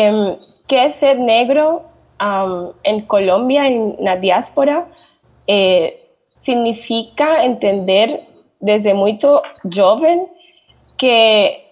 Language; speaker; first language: Portuguese; non-native, learner; Spanish